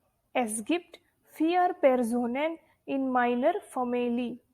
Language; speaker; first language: German; non-native, fluent; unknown